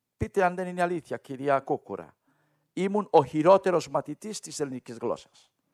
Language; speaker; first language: Greek; non-native, learner; Spanish